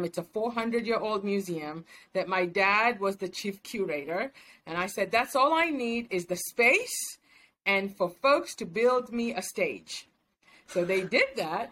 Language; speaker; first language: English; non-native, local second language; Swahili